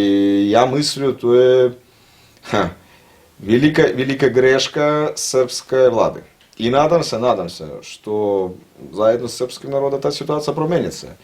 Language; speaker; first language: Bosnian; non-native, learner; Russian